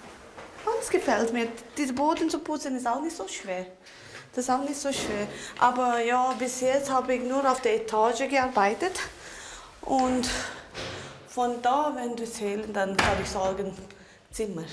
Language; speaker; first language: German; non-native, local second language; Tibetan